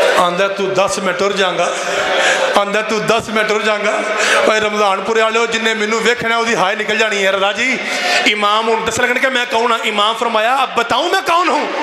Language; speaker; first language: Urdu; non-native, local second language; Punjabi